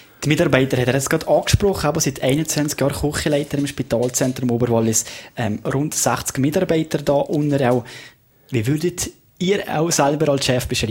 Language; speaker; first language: German; native; German